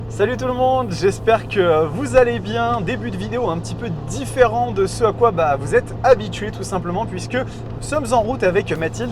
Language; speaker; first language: French; native; French